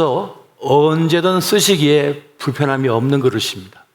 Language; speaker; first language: Korean; native; Korean